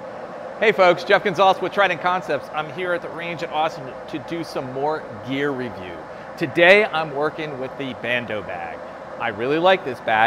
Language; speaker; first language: English; native; English